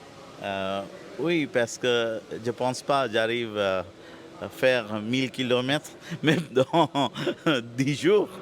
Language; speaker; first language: French; non-native, fluent; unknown